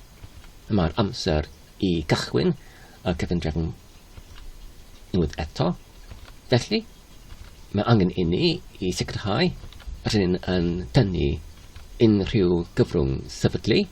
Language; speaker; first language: Welsh; non-native, learner; Polish